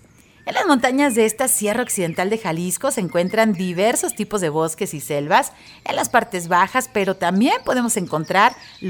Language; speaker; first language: Spanish; native; Spanish